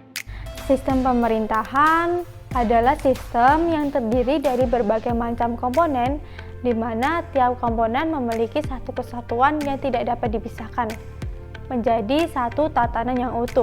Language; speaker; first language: Indonesian; native; Indonesian